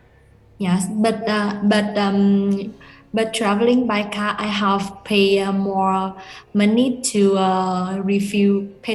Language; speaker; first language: English; non-native, learner; Vietnamese